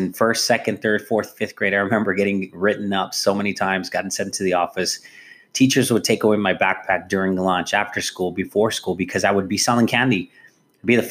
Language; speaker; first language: English; native; English